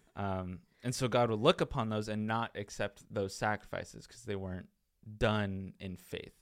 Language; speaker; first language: English; native; English